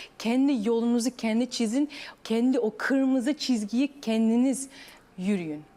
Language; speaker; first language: Turkish; early bilingual, heritage; Turkish